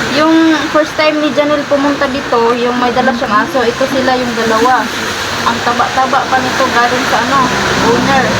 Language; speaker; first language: Filipino; non-native, local second language; Cebuano